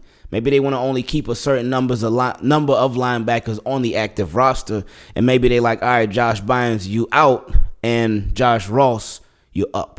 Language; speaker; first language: English; native; English